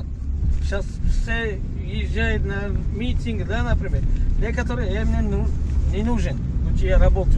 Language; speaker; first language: Russian; non-native, learner; Uzbek